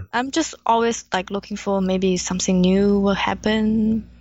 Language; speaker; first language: English; non-native, learner; Chinese